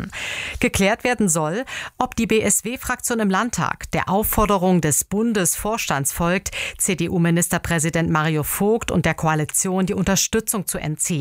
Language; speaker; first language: German; native; German